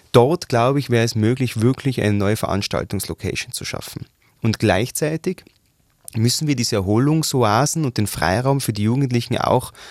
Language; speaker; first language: German; native; German